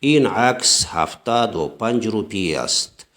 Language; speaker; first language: Persian; non-native, fluent; Urdu